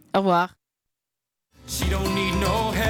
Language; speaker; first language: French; non-native, local second language; English